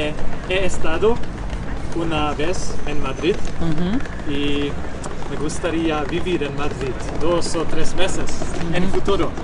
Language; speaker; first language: Spanish; non-native, learner; Hungarian